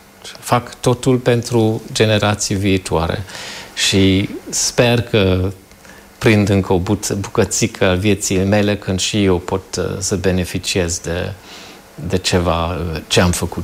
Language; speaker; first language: Romanian; non-native, fluent; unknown